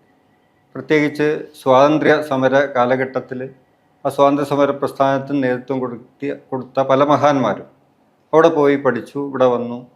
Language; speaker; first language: Malayalam; native; Malayalam